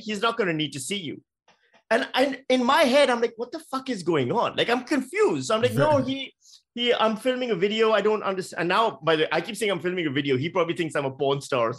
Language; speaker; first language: English; non-native, local second language; Urdu